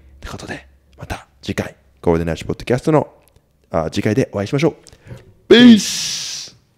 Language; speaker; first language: Japanese; native; Japanese